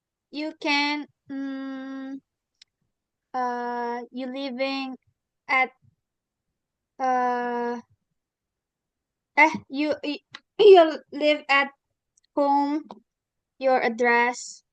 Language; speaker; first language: English; non-native, learner; Indonesian